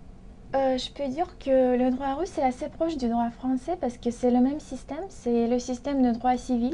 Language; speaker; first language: French; non-native, fluent; Russian